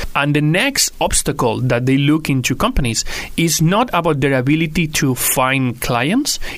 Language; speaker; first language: English; non-native, local second language; Cantonese